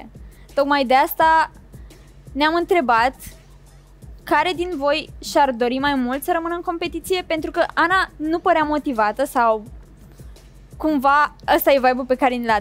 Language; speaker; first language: Romanian; native; Romanian